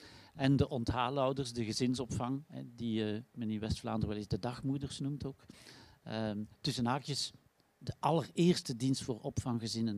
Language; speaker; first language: Dutch; native; Dutch